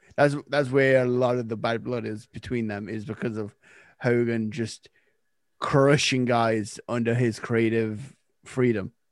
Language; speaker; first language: English; native; English